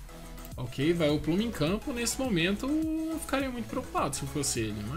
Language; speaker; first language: Portuguese; native; Portuguese